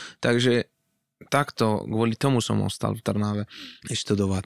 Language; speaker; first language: Slovak; non-native, fluent; Arabic